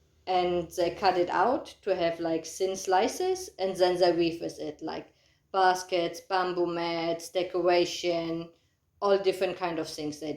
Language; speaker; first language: English; non-native, fluent; German